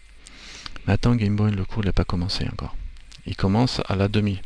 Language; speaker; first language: French; native; French